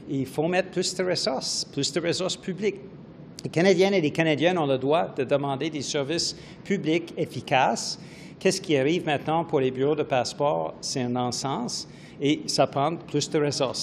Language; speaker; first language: French; non-native, fluent; English